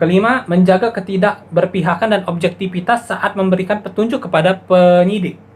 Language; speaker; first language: Indonesian; native; Indonesian